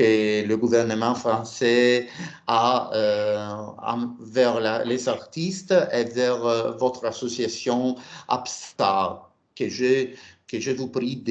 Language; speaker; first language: French; non-native, fluent; Italian